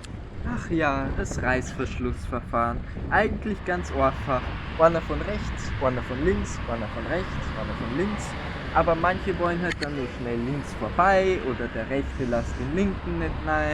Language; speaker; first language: German; native; German